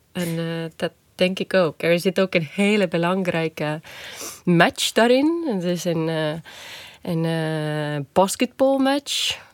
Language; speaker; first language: Dutch; non-native, fluent; Estonian